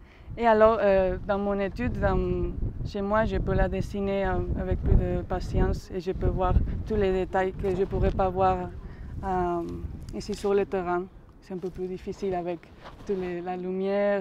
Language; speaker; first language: French; non-native, fluent; Spanish